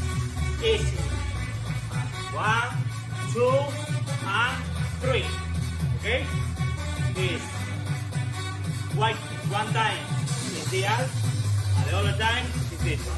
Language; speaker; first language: English; non-native, learner; Spanish